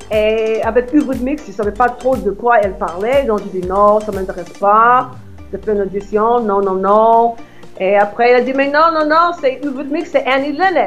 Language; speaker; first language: French; non-native, fluent; English